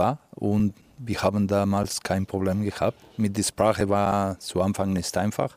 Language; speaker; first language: German; non-native, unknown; Catalan